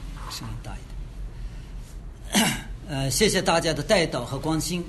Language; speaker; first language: Chinese; native; Chinese